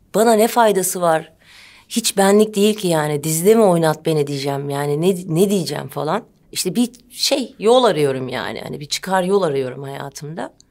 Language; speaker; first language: Turkish; native; Turkish